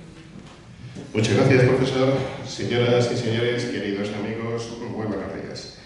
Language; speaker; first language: Spanish; native; Spanish